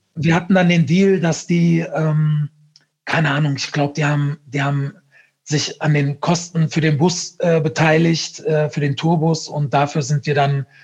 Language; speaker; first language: German; native; German